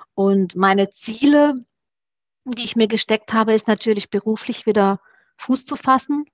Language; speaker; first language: German; early bilingual, other home language; Romanian